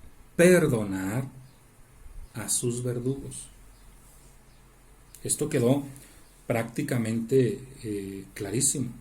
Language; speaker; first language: Spanish; native; Spanish